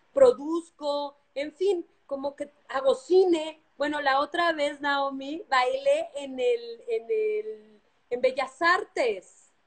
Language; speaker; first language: Spanish; native; Spanish